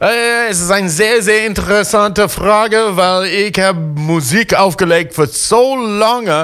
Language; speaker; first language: German; non-native, fluent; English